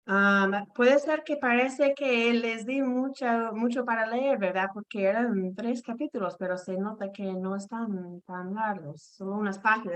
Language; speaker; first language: Spanish; non-native, fluent; English